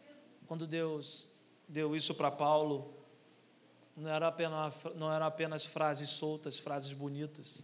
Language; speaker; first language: Portuguese; native; Portuguese